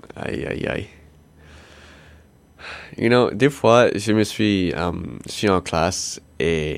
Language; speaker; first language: French; non-native, local second language; English